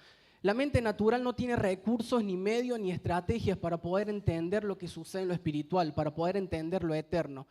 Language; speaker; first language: Spanish; native; Spanish